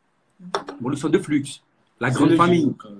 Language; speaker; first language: French; native; French